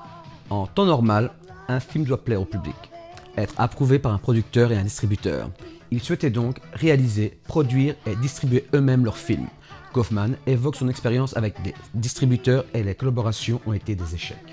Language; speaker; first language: French; native; French